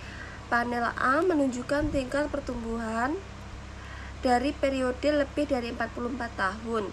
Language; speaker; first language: Indonesian; native; Indonesian